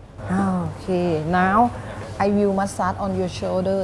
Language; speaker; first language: English; non-native, learner; Thai